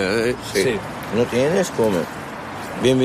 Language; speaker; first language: Spanish; non-native, learner; Arabic